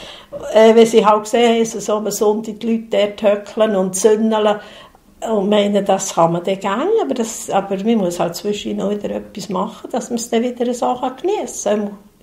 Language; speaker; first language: German; native; German